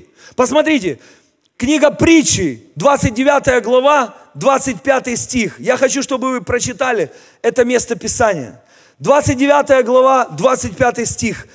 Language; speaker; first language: Russian; native; Russian